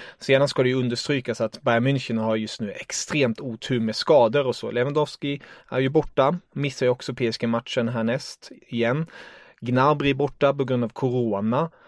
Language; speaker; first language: Swedish; non-native, fluent; German